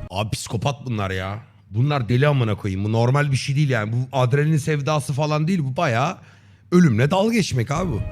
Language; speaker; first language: Turkish; native; Turkish